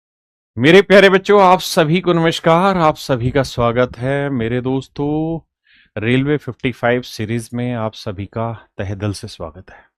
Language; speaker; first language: Hindi; native; Hindi